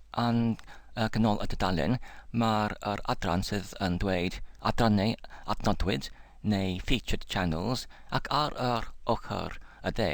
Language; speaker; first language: Welsh; non-native, learner; English